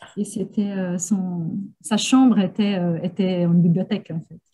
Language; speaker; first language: Portuguese; native; Portuguese